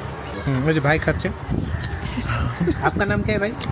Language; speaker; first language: Hindi; non-native, learner; Bangla